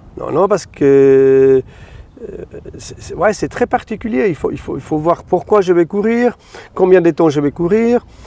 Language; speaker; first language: French; non-native, fluent; Spanish